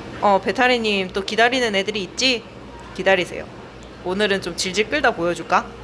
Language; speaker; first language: Korean; native; Korean